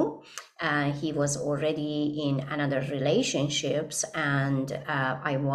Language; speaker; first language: English; non-native, fluent; Persian